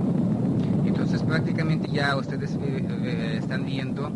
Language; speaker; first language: Spanish; non-native, fluent; Russian